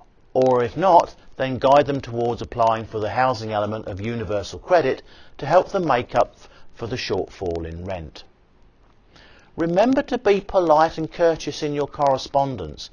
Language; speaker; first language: English; native; English